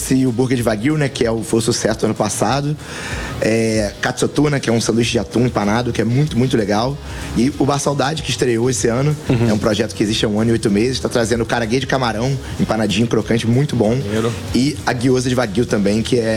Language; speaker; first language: Portuguese; native; Portuguese